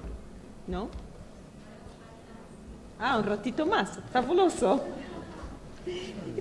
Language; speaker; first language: Spanish; non-native, fluent; English